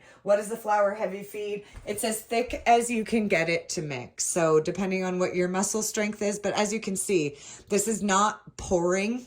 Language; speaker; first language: English; native; English